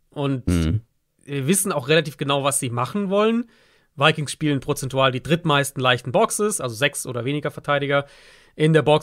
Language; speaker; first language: German; native; German